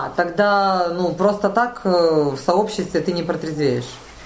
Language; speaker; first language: Russian; native; Russian